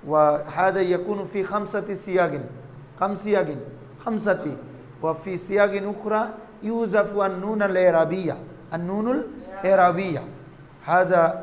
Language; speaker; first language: Arabic; non-native, fluent; Bangla